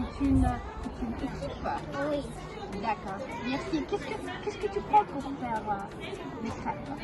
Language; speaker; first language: French; non-native, learner; Ukrainian